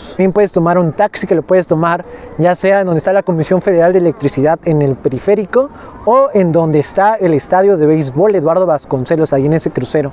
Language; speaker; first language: Spanish; native; Spanish